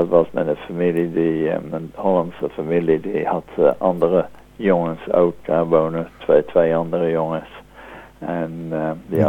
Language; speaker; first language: Dutch; native; Dutch